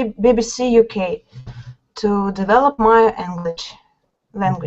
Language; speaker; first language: English; non-native, fluent; Tatar